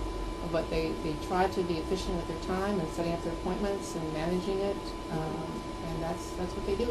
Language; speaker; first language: English; native; English